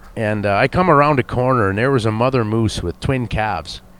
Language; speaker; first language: English; native; English